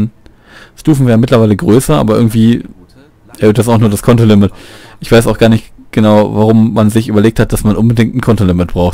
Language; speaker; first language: German; native; German